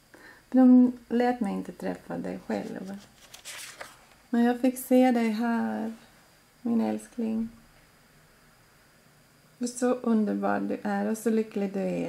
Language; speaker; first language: Swedish; non-native, fluent; Latvian